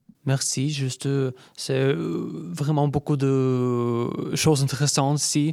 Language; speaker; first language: French; non-native, learner; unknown